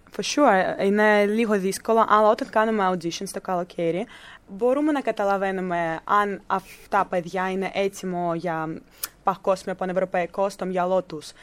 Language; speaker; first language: Greek; non-native, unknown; Ukrainian